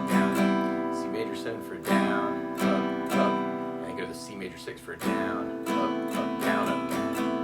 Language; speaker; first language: English; native; English